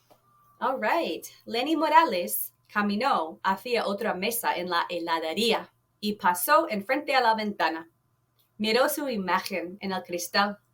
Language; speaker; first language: Spanish; non-native, fluent; English